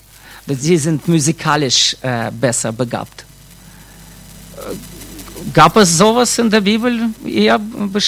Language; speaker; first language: German; non-native, fluent; Russian